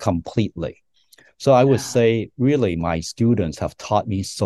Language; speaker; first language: English; non-native, local second language; Cantonese